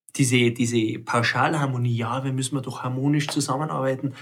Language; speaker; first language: German; native; German